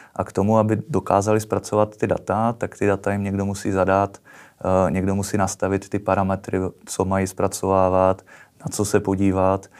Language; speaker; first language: Czech; native; Czech